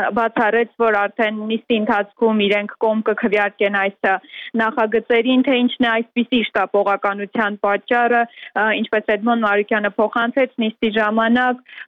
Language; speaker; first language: Armenian; native; Armenian